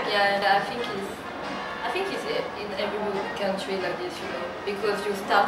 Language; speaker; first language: English; non-native, learner; French